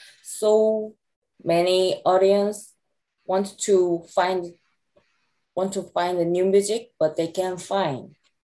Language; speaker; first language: English; non-native, learner; Korean